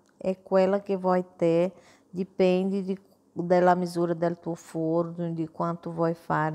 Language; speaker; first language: Italian; non-native, fluent; Portuguese